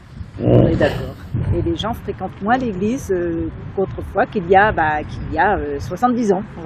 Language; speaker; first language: French; native; French